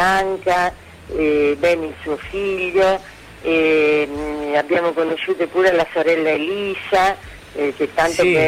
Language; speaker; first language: Italian; native; Italian